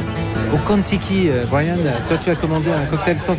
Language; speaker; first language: French; native; French